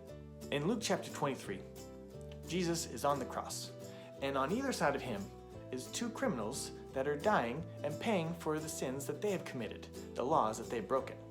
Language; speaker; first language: English; native; English